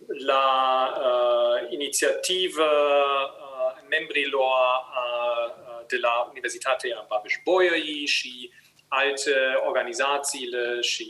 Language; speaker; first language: Romanian; non-native, learner; German